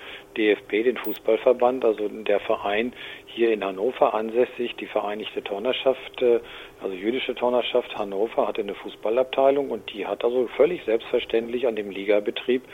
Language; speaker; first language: German; native; German